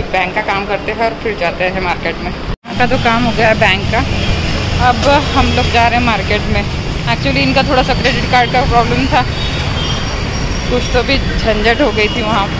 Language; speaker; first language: Hindi; native; Hindi